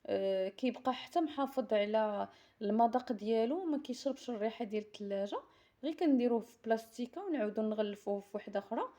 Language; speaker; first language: Arabic; native; Arabic